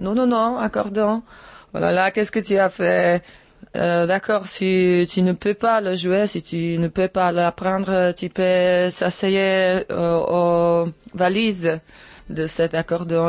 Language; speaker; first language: French; non-native, learner; Czech